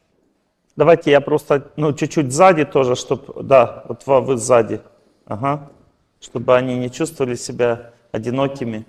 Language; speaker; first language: Russian; native; Russian